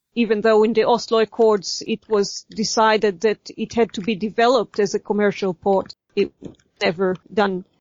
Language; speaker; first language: English; non-native, fluent; Hebrew